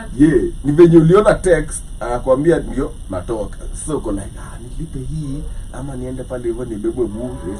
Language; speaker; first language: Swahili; native; Swahili